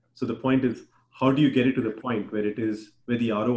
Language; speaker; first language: English; non-native, local second language; Hindi